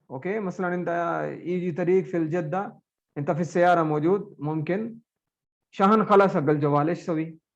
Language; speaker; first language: Arabic; non-native, learner; Urdu